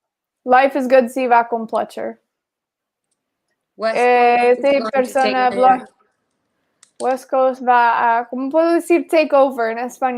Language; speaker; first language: Spanish; non-native, fluent; English